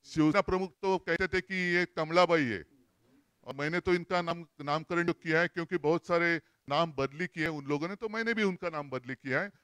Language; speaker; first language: Hindi; non-native, local second language; Marathi